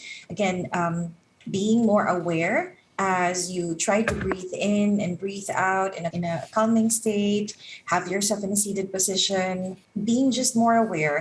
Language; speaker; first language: English; non-native, local second language; Filipino